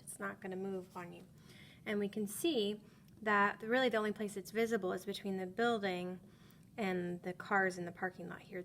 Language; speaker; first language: English; native; English